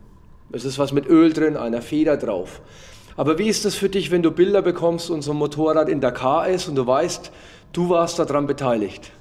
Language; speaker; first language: German; native; German